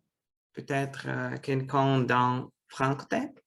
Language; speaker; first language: French; non-native, fluent; Russian